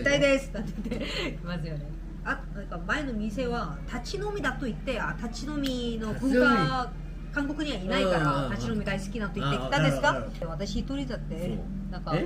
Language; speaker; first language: Japanese; non-native, learner; Korean